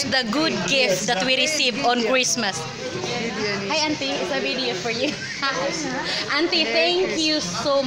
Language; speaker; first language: English; non-native, local second language; Filipino